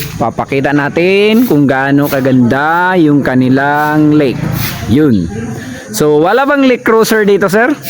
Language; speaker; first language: Filipino; non-native, local second language; Cebuano